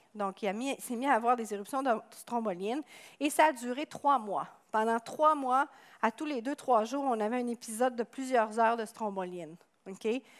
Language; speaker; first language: French; native; French